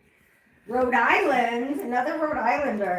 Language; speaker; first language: English; native; English